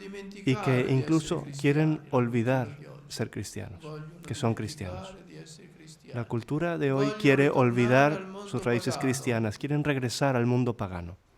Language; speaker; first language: Spanish; non-native, fluent; Italian